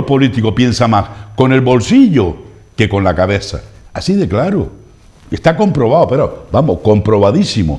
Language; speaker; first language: Spanish; native; Spanish